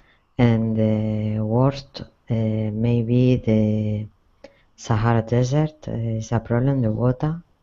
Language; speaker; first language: English; non-native, learner; Spanish